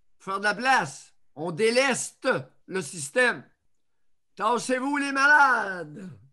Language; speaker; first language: French; native; French